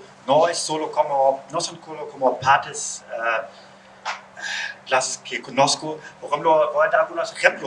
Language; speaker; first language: Spanish; non-native, learner; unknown